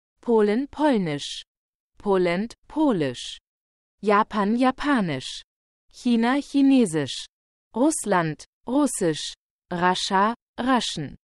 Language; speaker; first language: German; non-native, fluent; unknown